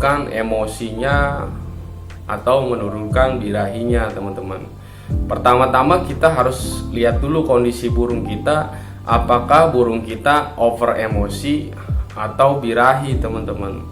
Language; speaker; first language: Indonesian; native; Indonesian